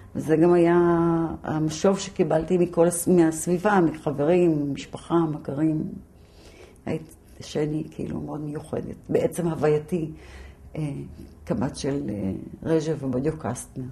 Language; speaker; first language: Hebrew; early bilingual, other home language; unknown